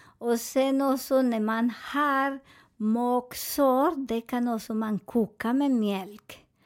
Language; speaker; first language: Swedish; non-native, fluent; Spanish